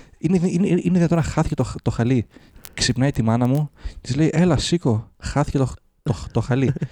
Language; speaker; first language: Greek; native; Greek